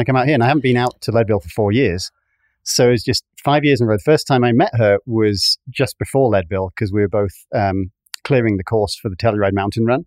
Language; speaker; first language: English; native; English